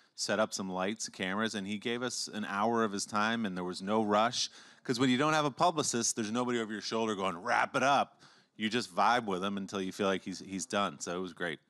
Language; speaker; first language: English; native; English